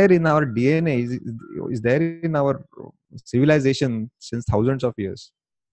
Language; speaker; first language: English; non-native, local second language; Marathi